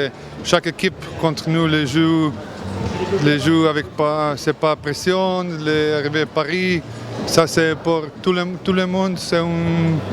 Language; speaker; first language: French; non-native, learner; Croatian